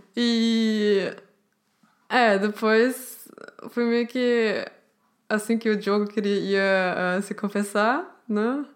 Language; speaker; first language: Portuguese; non-native, fluent; German